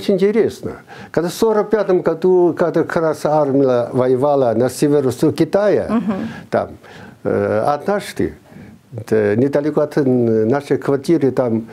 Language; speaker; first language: Russian; non-native, fluent; Chinese